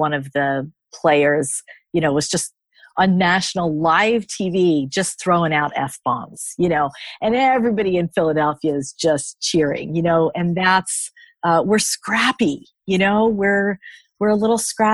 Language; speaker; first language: English; native; English